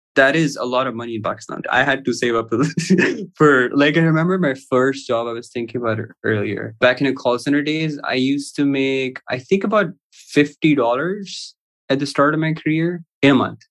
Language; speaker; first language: English; non-native, local second language; Urdu